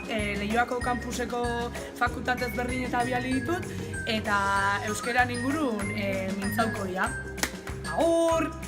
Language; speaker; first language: Basque; native; Basque